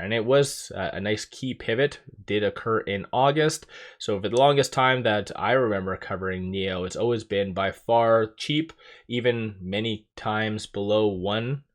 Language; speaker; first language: English; native; English